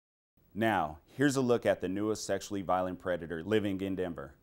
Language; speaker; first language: English; native; English